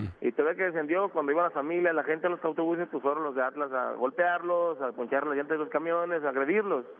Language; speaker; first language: Spanish; native; Spanish